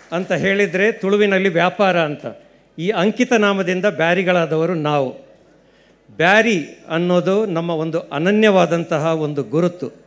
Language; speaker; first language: Kannada; non-native, local second language; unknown